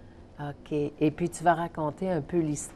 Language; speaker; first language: French; native; French